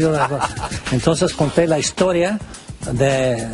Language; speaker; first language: Spanish; non-native, fluent; English